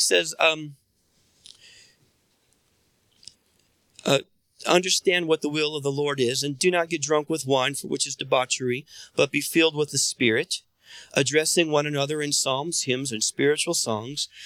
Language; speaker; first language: English; native; English